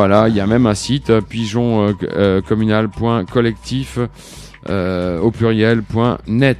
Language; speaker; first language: French; native; French